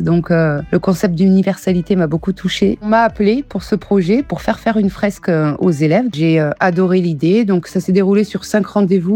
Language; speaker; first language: French; early bilingual, other home language; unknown